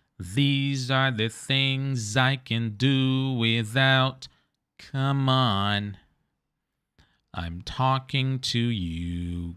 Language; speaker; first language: English; non-native, fluent; Portuguese